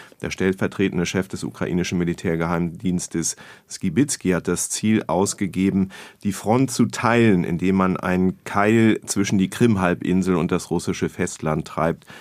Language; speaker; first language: German; native; German